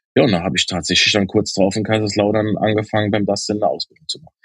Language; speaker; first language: German; native; German